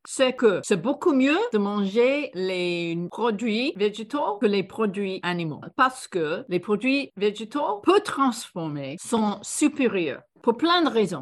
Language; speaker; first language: French; non-native, fluent; English